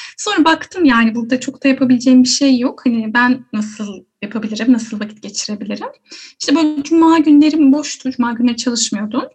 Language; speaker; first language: Turkish; native; Turkish